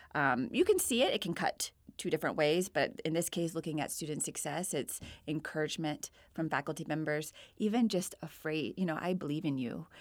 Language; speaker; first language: English; native; English